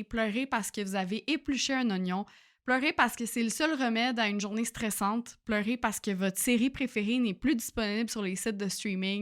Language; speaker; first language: French; native; French